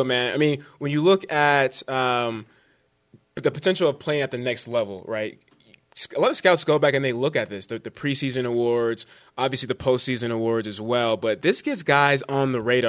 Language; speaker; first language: English; native; English